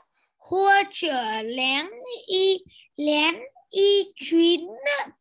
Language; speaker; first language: Chinese; non-native, learner; Vietnamese